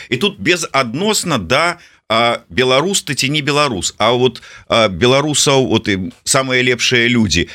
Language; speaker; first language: Belarusian; non-native, local second language; Russian